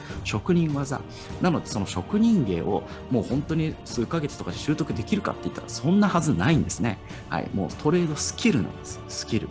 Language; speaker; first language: Japanese; native; Japanese